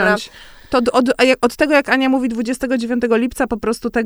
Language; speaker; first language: Polish; native; Polish